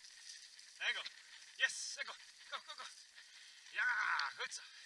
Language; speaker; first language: Dutch; native; Dutch